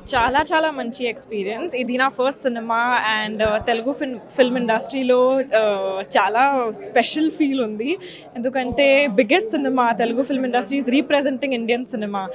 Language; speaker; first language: Telugu; non-native, learner; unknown